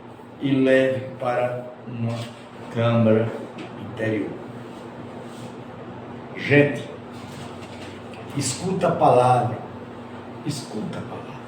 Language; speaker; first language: Portuguese; native; Portuguese